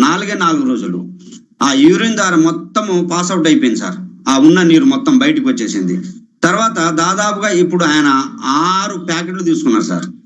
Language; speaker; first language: Telugu; non-native, local second language; Lambadi